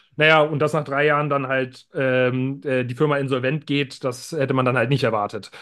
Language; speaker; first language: German; native; German